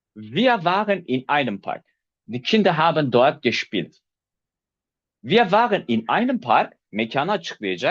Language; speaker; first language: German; non-native, fluent; Turkish